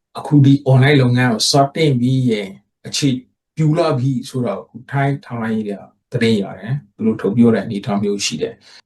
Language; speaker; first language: Burmese; native; Burmese